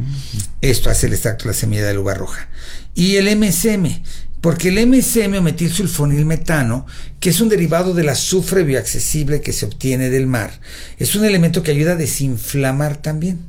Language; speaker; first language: Spanish; native; Spanish